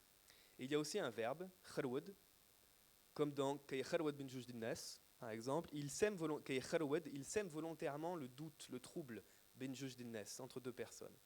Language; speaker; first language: French; native; French